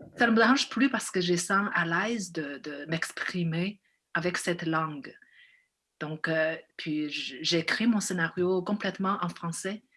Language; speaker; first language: French; non-native, fluent; Chinese